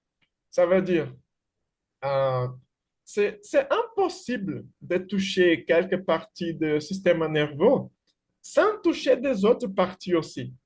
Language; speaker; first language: French; non-native, fluent; Portuguese